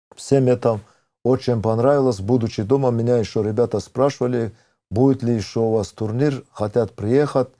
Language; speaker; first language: Russian; non-native, local second language; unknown